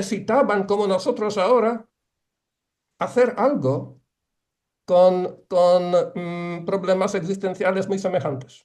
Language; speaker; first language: Spanish; non-native, fluent; Polish